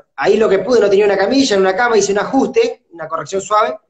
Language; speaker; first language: Spanish; native; Spanish